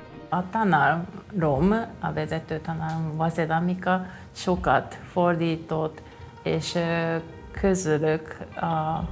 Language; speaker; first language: Hungarian; non-native, fluent; Japanese